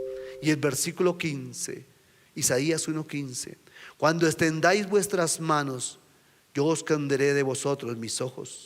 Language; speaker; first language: Spanish; native; Spanish